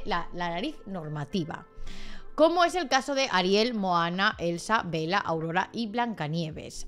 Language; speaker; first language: Spanish; native; Spanish